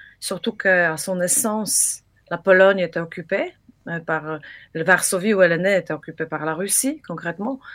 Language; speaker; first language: French; non-native, fluent; Polish